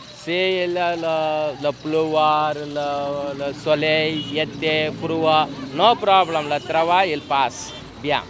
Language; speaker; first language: French; non-native, learner; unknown